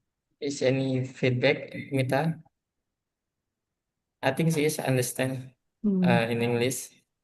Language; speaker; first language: English; non-native, learner; Indonesian